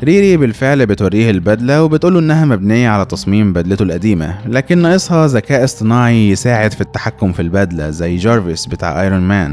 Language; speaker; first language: Arabic; native; Arabic